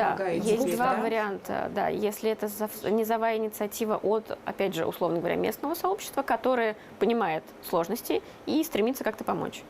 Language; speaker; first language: Russian; native; Russian